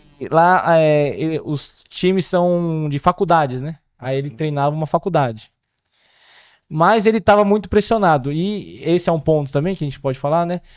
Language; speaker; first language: Portuguese; early bilingual, other home language; Korean